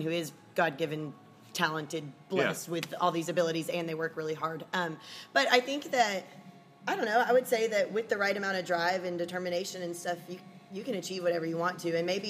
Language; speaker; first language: English; native; English